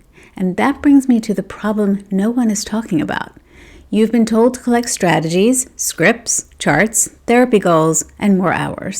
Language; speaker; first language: English; native; English